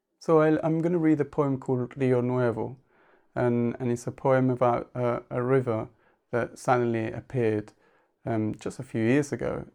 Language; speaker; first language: English; non-native, fluent; Spanish